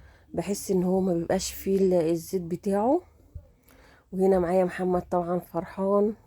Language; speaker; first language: Arabic; native; Arabic